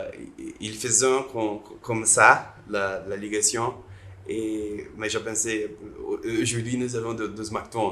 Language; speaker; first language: French; non-native, learner; Portuguese